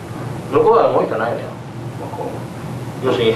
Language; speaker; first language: Japanese; native; Japanese